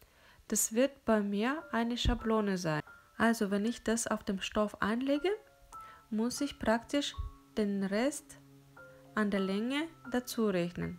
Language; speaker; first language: German; non-native, fluent; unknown